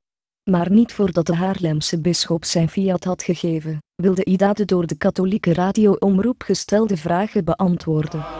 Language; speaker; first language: Dutch; native; Dutch